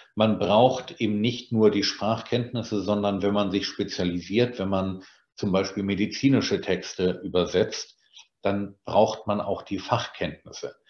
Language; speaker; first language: German; native; German